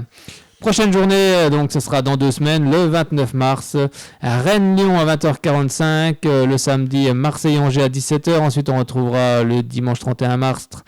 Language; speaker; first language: French; native; French